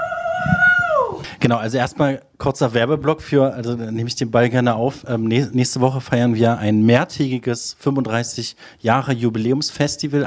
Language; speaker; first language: German; native; German